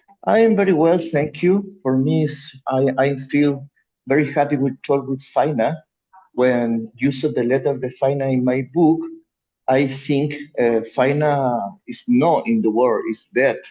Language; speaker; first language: English; non-native, learner; Spanish